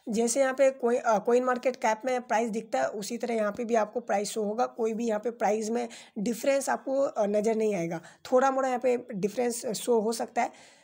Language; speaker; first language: Hindi; native; Hindi